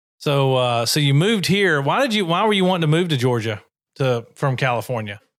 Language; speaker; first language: English; native; English